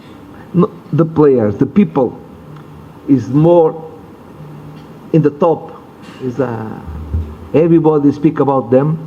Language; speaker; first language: English; non-native, learner; Portuguese